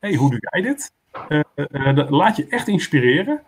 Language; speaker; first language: Dutch; native; Dutch